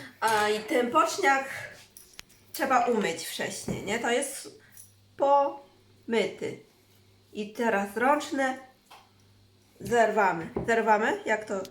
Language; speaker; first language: Polish; non-native, learner; Chinese